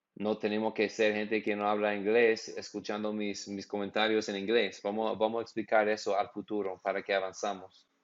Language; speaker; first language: Spanish; non-native, learner; English